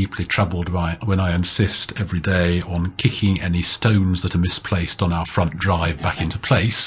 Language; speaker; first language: English; native; English